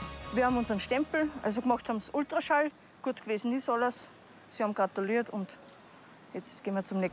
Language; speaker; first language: German; native; German